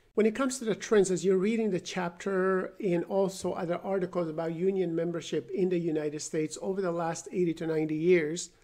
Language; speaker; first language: English; non-native, fluent; Persian